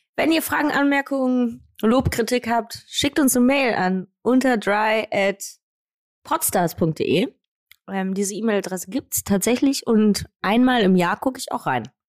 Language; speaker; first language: German; native; German